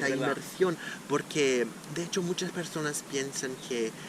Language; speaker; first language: Spanish; non-native, fluent; Portuguese